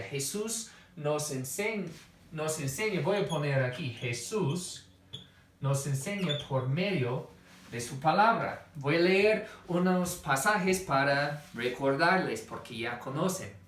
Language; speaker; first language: Spanish; non-native, fluent; English